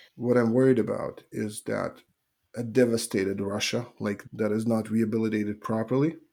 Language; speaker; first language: English; non-native, fluent; Russian